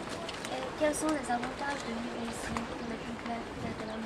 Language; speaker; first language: French; non-native, fluent; English